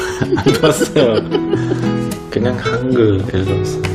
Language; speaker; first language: Korean; non-native, learner; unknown